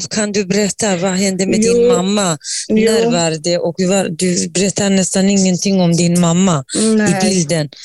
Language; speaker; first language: Swedish; non-native, fluent; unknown